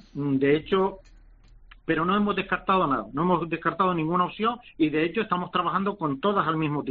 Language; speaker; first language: Spanish; native; Spanish